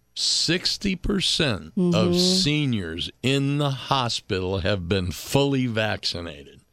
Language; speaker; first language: English; native; English